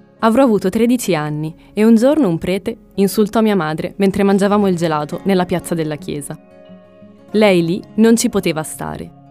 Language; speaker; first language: Italian; early bilingual, other home language; Spanish